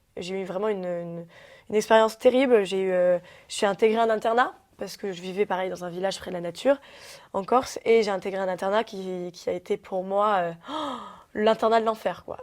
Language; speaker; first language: French; early bilingual, other home language; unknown